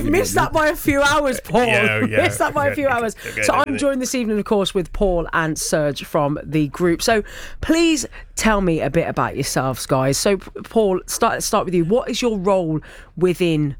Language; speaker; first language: English; native; English